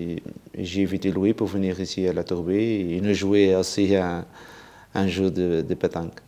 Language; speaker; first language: French; non-native, fluent; Portuguese